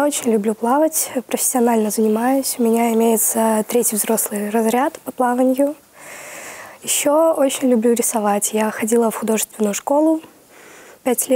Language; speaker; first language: Russian; native; Russian